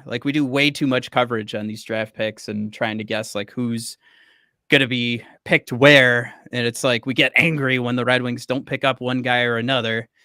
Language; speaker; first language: English; native; English